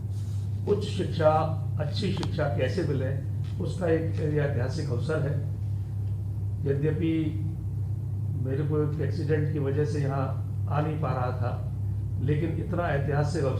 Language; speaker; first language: Hindi; native; Hindi